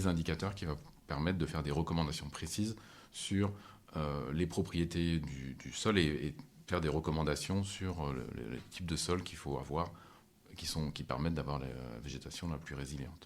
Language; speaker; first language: French; native; French